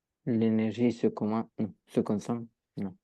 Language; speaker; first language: French; non-native, learner; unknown